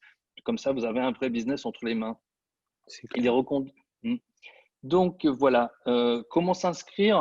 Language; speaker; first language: French; native; French